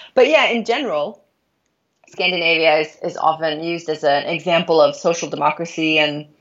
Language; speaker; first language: English; non-native, fluent; Norwegian